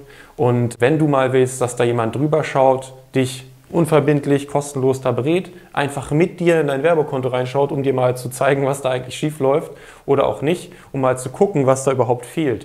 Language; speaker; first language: German; native; German